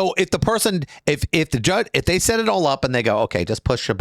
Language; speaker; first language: English; native; English